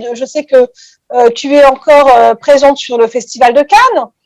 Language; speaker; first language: French; native; French